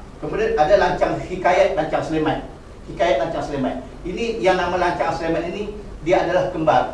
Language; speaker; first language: Malay; native; Malay